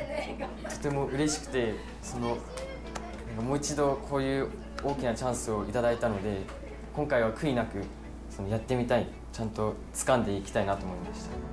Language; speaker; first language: Japanese; native; Japanese